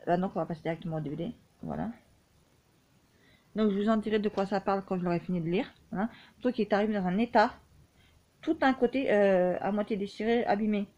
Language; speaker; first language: French; native; French